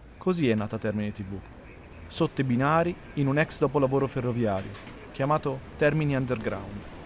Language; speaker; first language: Italian; native; Italian